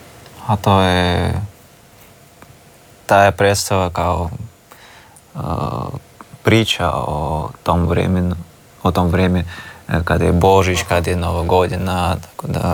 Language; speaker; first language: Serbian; non-native, learner; Russian